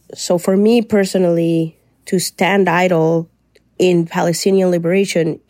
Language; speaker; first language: English; non-native, fluent; Spanish